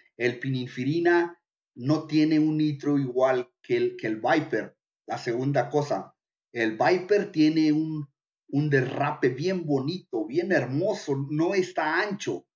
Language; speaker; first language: Spanish; native; Spanish